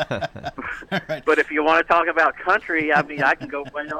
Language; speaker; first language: English; native; English